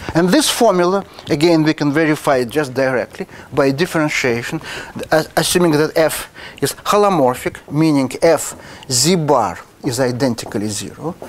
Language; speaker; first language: English; non-native, fluent; Russian